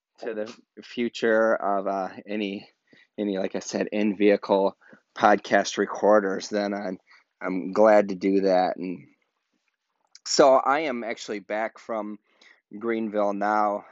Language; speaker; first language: English; native; English